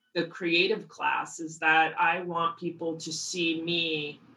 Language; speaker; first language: English; native; English